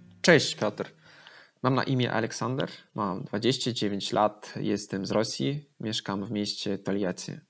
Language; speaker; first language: Polish; non-native, learner; Russian